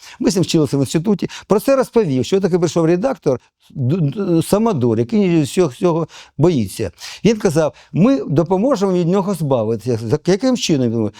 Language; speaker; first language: Ukrainian; non-native, local second language; Russian